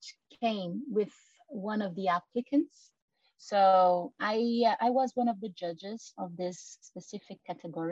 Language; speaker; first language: English; non-native, fluent; Portuguese